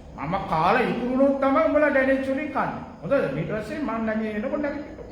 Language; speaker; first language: Sinhala; native; Sinhala